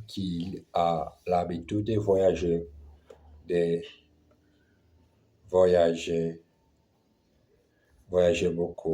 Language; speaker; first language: French; non-native, learner; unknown